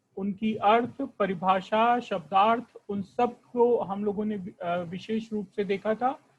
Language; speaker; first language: Hindi; non-native, local second language; Marathi